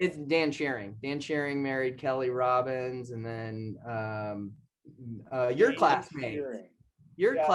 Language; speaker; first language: English; native; English